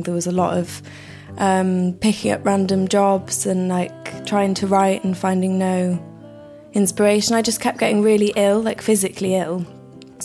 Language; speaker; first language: English; native; English